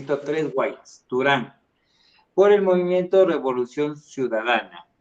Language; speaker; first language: Spanish; native; Spanish